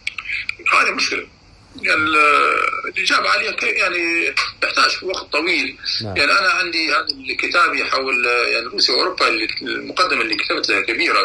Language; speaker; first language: Arabic; native; Arabic